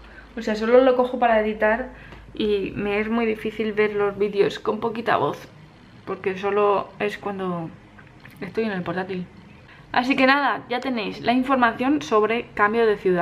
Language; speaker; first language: Spanish; native; Spanish